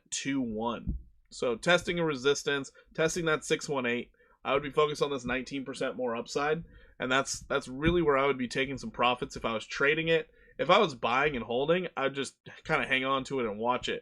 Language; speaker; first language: English; native; English